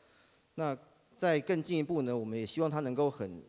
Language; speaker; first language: Chinese; native; Chinese